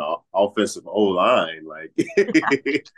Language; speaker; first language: English; native; English